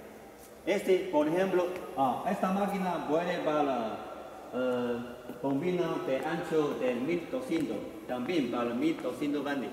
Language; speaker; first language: Spanish; non-native, learner; Chinese